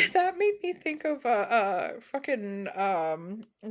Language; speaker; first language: English; native; English